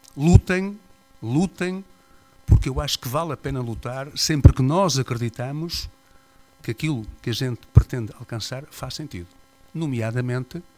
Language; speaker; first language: Portuguese; native; Portuguese